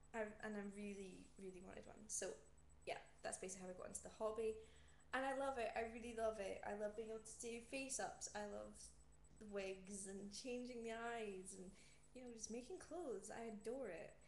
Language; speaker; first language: English; native; English